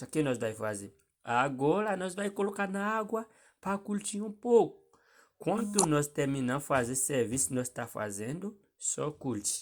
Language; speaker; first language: Portuguese; non-native, learner; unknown